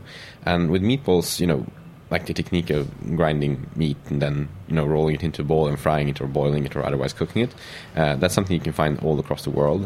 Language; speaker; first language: English; non-native, fluent; Swedish